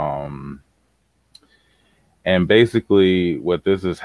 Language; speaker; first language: English; native; English